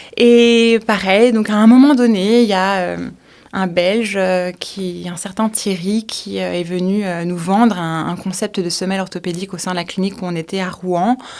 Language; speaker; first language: French; native; French